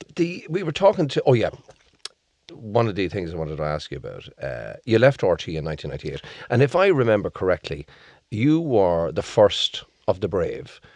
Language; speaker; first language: English; native; English